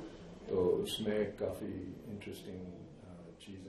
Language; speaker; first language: Hindi; non-native, fluent; English